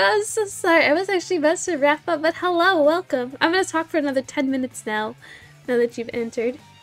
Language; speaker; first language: English; native; English